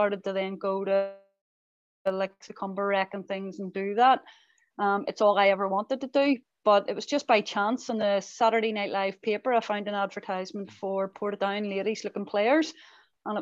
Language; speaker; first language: English; native; English